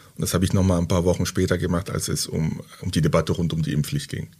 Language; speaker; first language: German; early bilingual, other home language; French